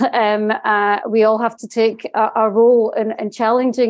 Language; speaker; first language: English; native; English